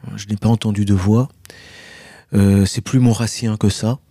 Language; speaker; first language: French; native; French